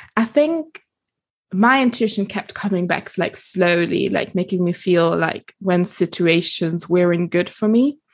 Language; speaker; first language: English; non-native, fluent; Italian